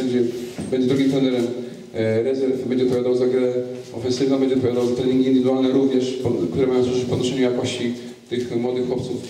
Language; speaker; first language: Polish; native; Polish